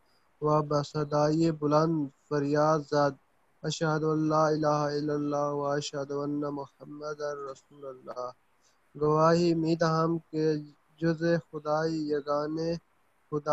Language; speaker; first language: Persian; non-native, learner; Urdu